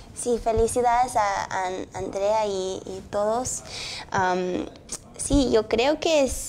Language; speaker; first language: Spanish; early bilingual, heritage; English